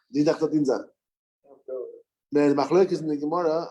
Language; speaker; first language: Dutch; non-native, learner; English